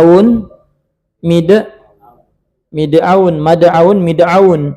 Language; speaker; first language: Arabic; non-native, fluent; Indonesian